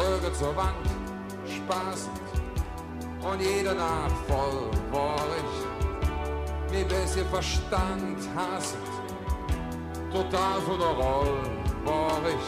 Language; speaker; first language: German; native; German